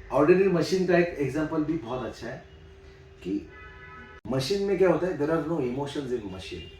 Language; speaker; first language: Hindi; non-native, local second language; Marathi